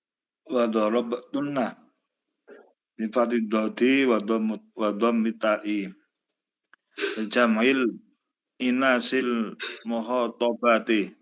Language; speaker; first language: Arabic; non-native, learner; Indonesian